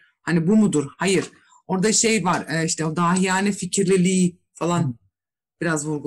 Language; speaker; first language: Turkish; native; Turkish